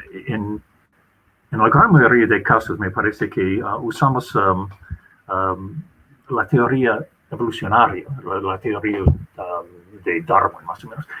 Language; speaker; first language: Spanish; non-native, fluent; English